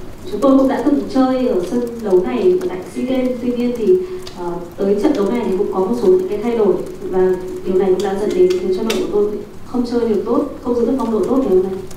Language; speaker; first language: Vietnamese; native; Vietnamese